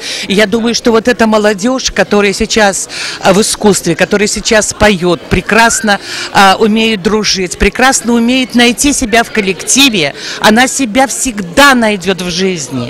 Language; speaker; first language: Russian; native; Russian